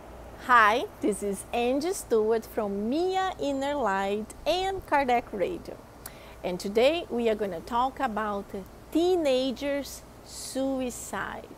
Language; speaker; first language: English; non-native, fluent; Portuguese